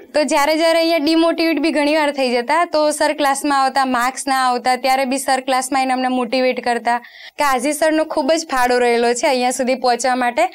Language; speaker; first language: Gujarati; non-native, local second language; Rajasthani